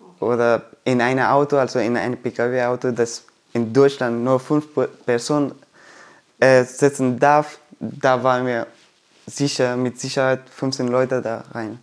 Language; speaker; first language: German; non-native, learner; Persian